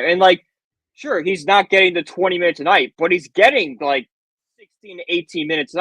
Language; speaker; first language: English; native; English